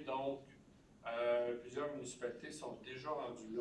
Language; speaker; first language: French; native; French